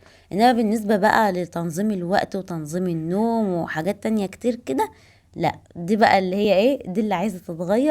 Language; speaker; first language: Arabic; native; Arabic